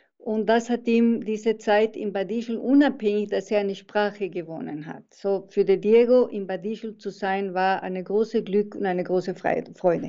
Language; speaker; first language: German; non-native, fluent; Spanish